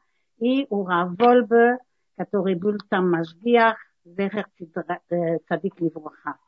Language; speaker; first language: Russian; non-native, learner; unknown